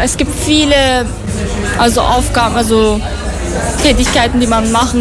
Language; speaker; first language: German; non-native, fluent; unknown